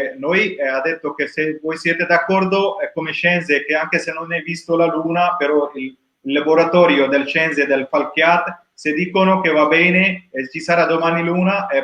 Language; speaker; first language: Italian; non-native, learner; Urdu